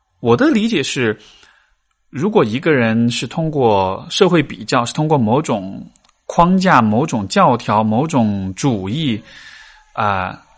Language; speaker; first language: Chinese; native; Chinese